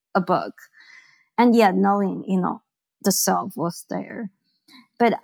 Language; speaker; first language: English; non-native, fluent; Chinese